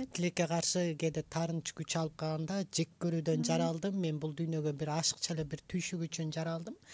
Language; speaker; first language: Kyrgyz; native; Kyrgyz